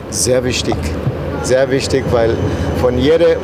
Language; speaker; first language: German; non-native, learner; Spanish